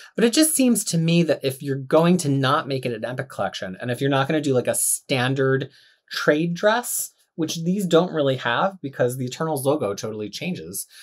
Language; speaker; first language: English; native; English